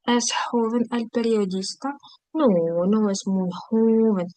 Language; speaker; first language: Spanish; non-native, fluent; Ukrainian